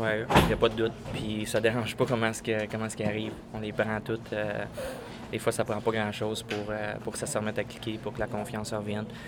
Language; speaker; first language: French; native; French